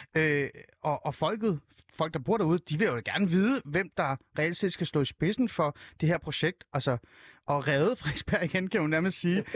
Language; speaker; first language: Danish; early bilingual, other home language; Persian